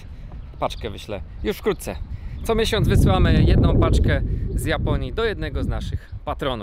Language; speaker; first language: Polish; native; Polish